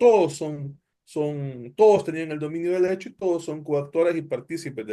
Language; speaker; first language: Spanish; native; Spanish